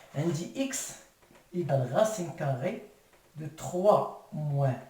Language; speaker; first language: French; non-native, local second language; Arabic